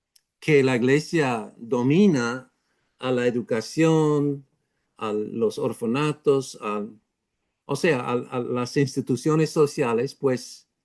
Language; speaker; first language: Spanish; non-native, fluent; English